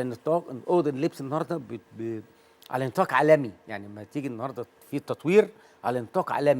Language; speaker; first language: Arabic; native; Arabic